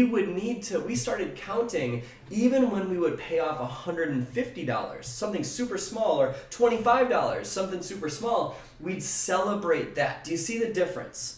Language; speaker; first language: English; native; English